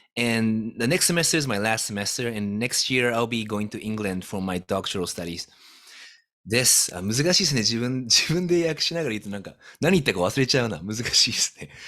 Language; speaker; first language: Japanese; native; Japanese